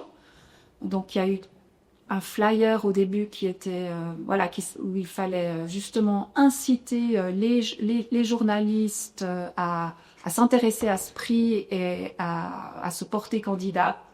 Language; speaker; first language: French; native; French